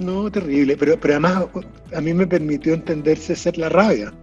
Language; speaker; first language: Spanish; native; Spanish